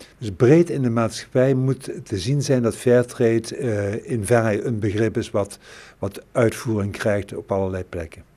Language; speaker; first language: Dutch; native; Dutch